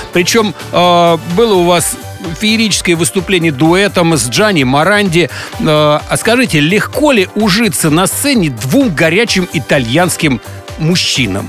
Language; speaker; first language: Russian; native; Russian